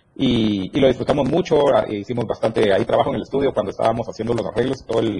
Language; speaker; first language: Spanish; native; Spanish